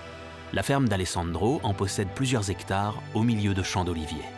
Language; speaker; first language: French; native; French